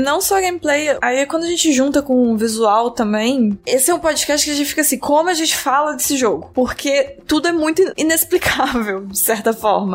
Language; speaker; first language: Portuguese; native; Portuguese